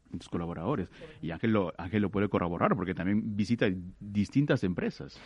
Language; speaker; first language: Spanish; native; Spanish